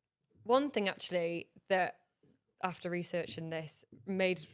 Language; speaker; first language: English; native; English